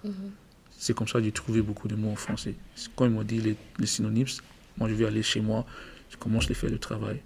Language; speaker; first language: French; non-native, learner; English